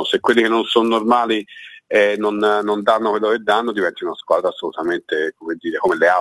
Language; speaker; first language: Italian; native; Italian